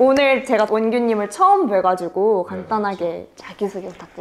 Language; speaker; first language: Korean; native; Korean